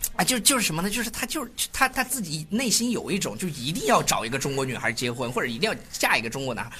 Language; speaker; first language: Chinese; native; Chinese